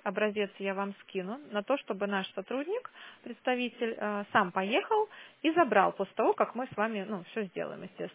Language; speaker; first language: Russian; native; Russian